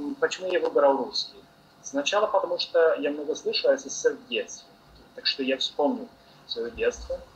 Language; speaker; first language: Russian; non-native, learner; Portuguese